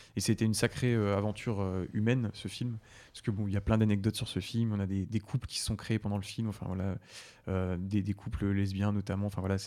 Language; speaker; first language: French; native; French